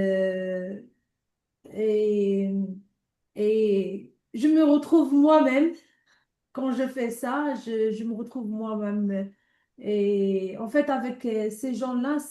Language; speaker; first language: French; non-native, learner; Arabic